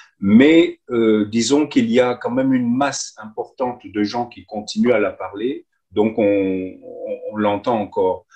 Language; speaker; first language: French; native; French